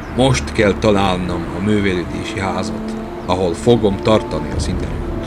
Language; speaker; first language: Hungarian; non-native, learner; Czech